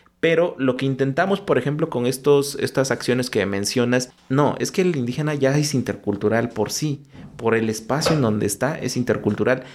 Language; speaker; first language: Spanish; non-native, local second language; Mixtepec Mixtec